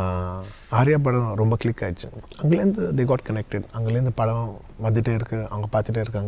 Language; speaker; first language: Tamil; non-native, local second language; Telugu